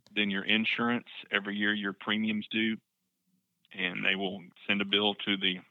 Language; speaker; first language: English; native; English